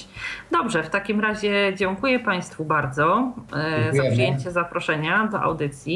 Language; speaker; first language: Polish; native; Polish